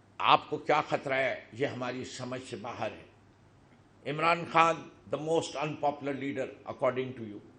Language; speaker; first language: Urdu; native; Urdu